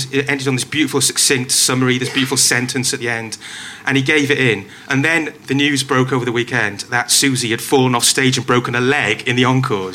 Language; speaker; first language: English; native; English